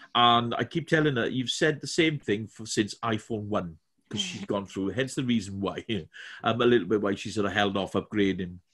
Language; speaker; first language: English; native; English